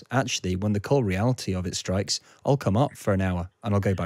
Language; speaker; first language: English; native; English